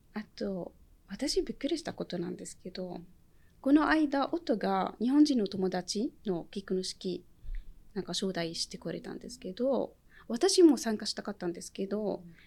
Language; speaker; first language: Japanese; non-native, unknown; Arabic